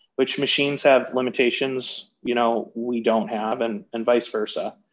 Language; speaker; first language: English; native; English